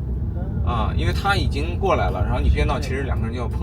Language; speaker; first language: Chinese; native; Chinese